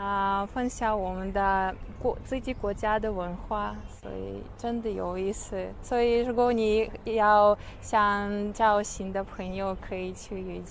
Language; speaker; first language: Chinese; non-native, learner; Russian